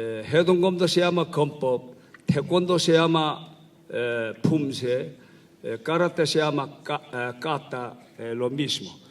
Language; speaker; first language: Spanish; non-native, learner; Korean